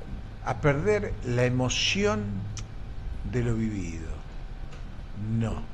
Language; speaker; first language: Spanish; native; Spanish